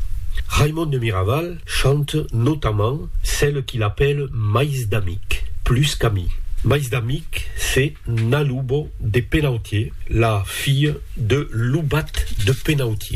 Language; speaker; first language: French; native; French